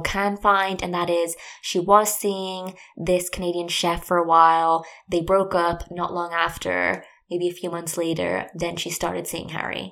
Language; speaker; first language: English; native; English